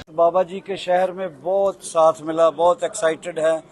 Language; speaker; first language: Hindi; non-native, local second language; Punjabi